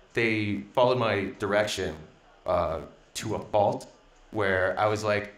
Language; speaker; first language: English; native; English